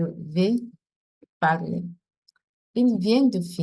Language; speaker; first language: French; non-native, fluent; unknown